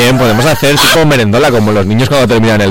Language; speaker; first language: Spanish; native; Spanish